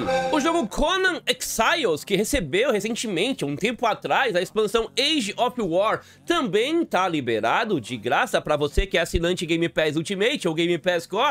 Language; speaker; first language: Portuguese; native; Portuguese